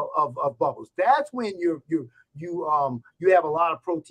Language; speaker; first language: English; native; English